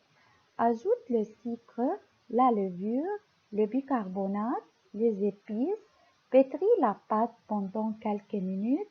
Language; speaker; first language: French; non-native, local second language; Arabic